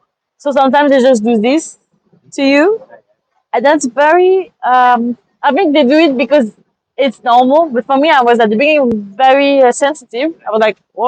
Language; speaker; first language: English; non-native, fluent; French